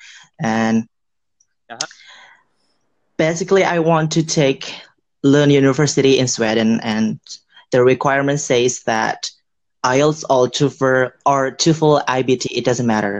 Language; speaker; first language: English; non-native, fluent; Indonesian